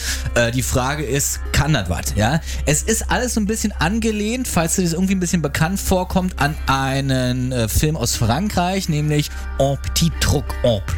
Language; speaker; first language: German; native; German